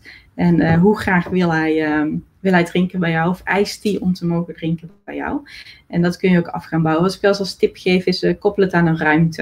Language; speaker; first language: Dutch; native; Dutch